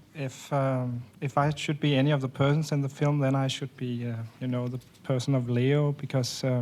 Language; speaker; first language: English; non-native, fluent; Danish